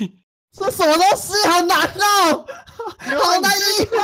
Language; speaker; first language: Chinese; native; Chinese